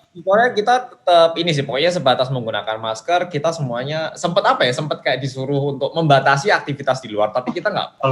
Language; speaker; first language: Indonesian; non-native, fluent; Korean